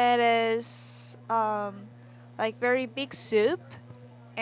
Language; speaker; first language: English; non-native, learner; Korean